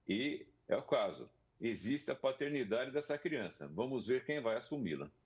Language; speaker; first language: Portuguese; native; Portuguese